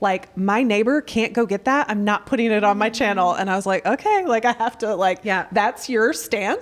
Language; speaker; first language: English; native; English